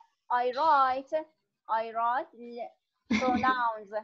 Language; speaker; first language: English; non-native, learner; Persian